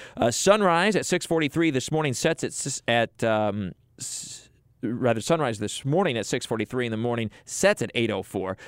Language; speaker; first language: English; native; English